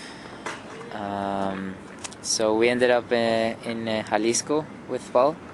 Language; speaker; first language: English; non-native, fluent; Spanish